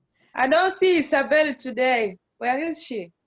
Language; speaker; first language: English; non-native, learner; French